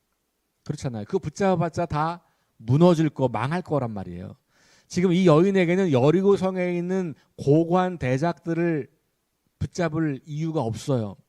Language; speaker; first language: Korean; native; Korean